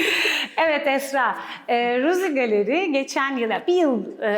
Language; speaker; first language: Turkish; native; Turkish